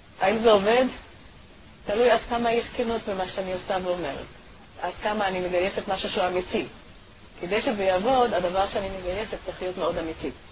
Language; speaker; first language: Hebrew; native; Hebrew